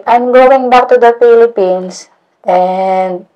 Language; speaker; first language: English; non-native, learner; Indonesian